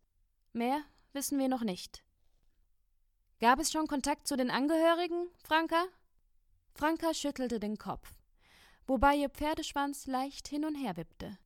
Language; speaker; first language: German; native; German